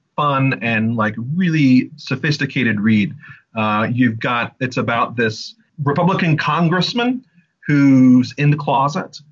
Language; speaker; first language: English; native; English